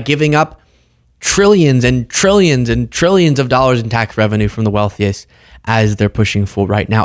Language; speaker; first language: English; native; English